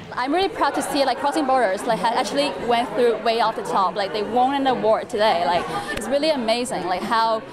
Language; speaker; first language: English; non-native, fluent; Kurdish